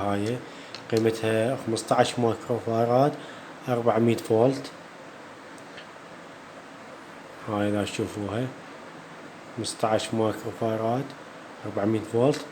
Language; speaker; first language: Arabic; native; Arabic